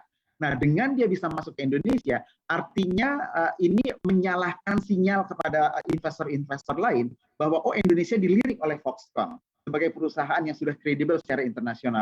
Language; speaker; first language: Indonesian; native; Indonesian